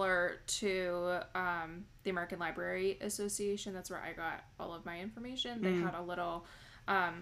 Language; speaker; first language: English; native; English